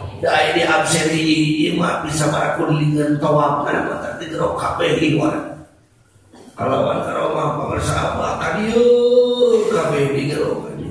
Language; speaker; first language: Malay; non-native, local second language; Sundanese